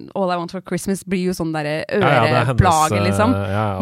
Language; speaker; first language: Norwegian; early bilingual, other home language; Turkish